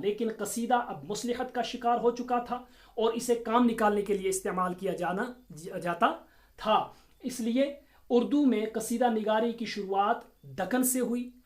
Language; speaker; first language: Urdu; non-native, local second language; Kashmiri